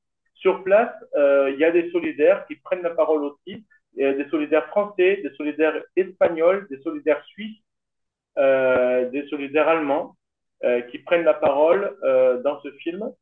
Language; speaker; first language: French; native; French